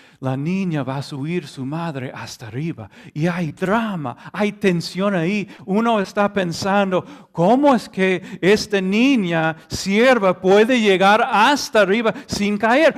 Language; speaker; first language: Spanish; non-native, fluent; English